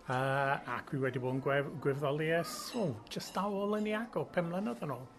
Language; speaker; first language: Welsh; non-native, fluent; English